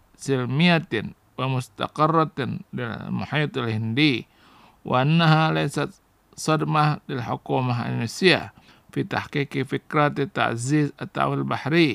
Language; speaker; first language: Arabic; non-native, learner; Indonesian